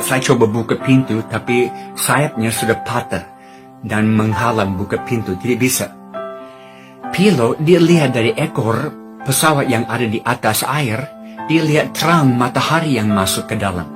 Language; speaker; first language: Indonesian; non-native, fluent; English